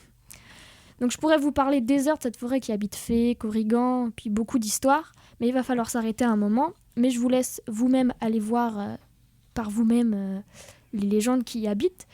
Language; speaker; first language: French; native; French